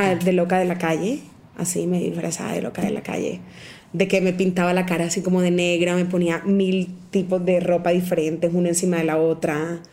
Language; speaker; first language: Spanish; native; Spanish